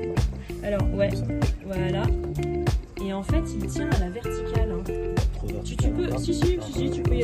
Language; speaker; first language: French; native; French